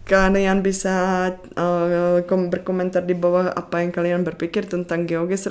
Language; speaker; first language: Indonesian; non-native, fluent; Czech